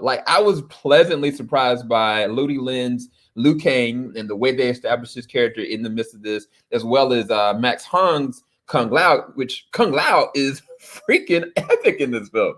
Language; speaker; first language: English; native; English